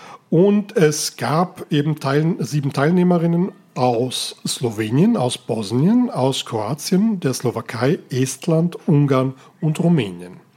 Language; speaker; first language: German; native; German